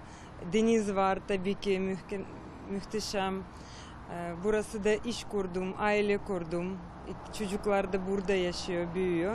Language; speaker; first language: Turkish; non-native, learner; Russian